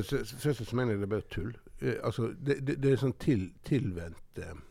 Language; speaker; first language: Norwegian; native; Norwegian